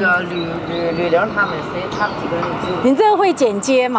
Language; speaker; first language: Chinese; native; Chinese